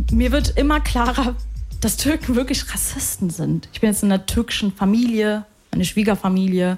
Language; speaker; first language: German; early bilingual, other home language; Arabic